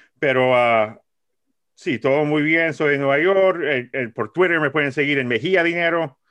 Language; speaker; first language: Spanish; early bilingual, heritage; Spanish